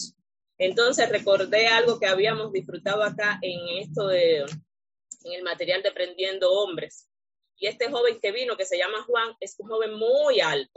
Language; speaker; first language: Spanish; native; Spanish